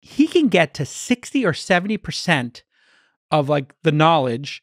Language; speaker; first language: English; native; English